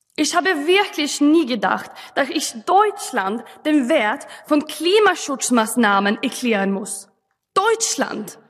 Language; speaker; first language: German; non-native, fluent; Swedish